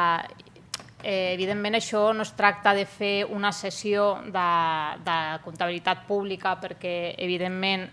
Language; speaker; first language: Catalan; native; Catalan